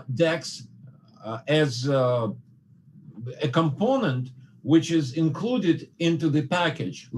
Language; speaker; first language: English; non-native, fluent; Russian